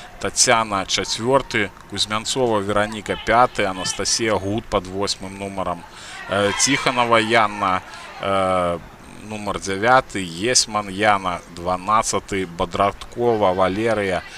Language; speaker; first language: Belarusian; non-native, local second language; Russian